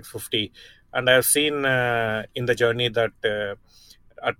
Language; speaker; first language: English; non-native, local second language; Tamil